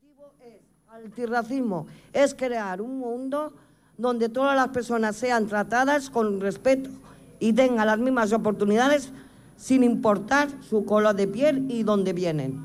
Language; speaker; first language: Catalan; non-native, local second language; Spanish